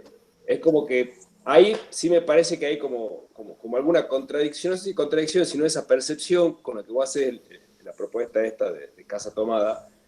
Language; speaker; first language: Spanish; native; Spanish